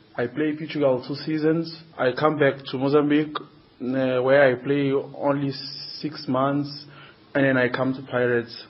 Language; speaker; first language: English; non-native, learner; Portuguese